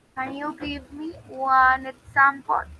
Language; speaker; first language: English; non-native, learner; Spanish